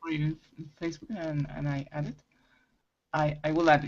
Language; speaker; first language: English; non-native, learner; Spanish